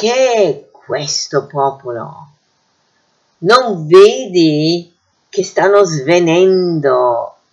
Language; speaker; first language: Italian; non-native, fluent; English